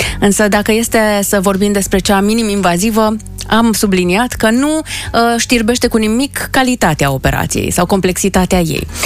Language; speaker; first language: Romanian; native; Romanian